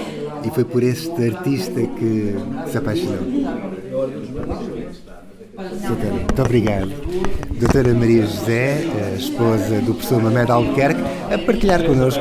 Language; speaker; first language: Portuguese; native; Portuguese